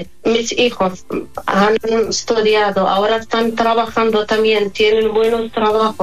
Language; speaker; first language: Spanish; non-native, fluent; Arabic